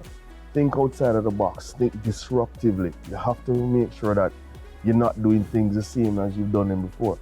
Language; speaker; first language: English; native; English